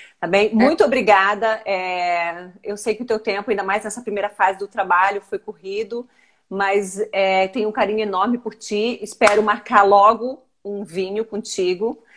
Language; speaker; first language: Portuguese; native; Portuguese